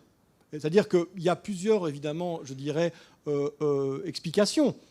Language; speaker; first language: French; native; French